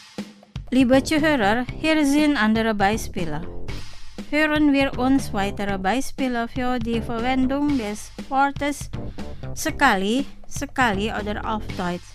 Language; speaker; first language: German; non-native, fluent; Indonesian